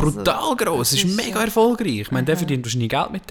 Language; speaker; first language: German; native; German